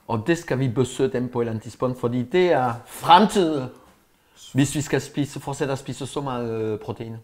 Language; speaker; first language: Danish; non-native, fluent; French